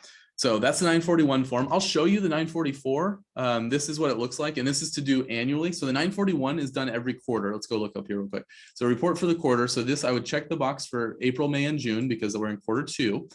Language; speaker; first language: English; native; English